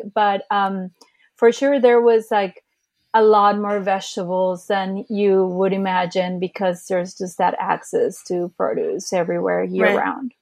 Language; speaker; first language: English; early bilingual, other home language; Spanish